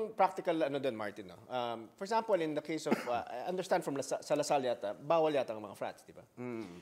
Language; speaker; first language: Filipino; native; Filipino